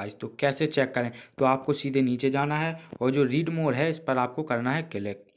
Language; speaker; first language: Hindi; native; Hindi